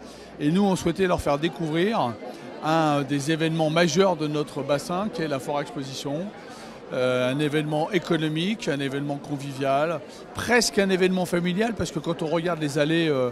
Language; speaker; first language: French; native; French